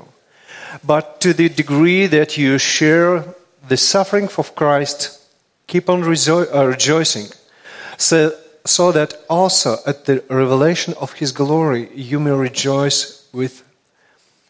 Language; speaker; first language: English; non-native, fluent; Russian